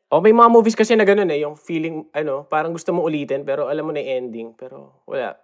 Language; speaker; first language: Filipino; native; Filipino